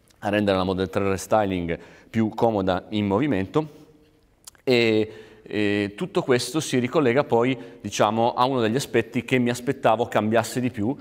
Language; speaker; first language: Italian; native; Italian